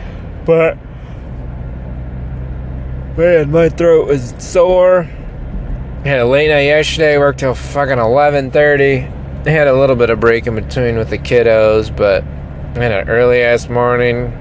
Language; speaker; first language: English; native; English